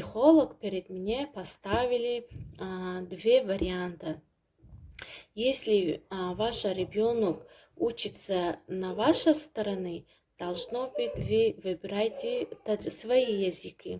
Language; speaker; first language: Russian; non-native, learner; Tajik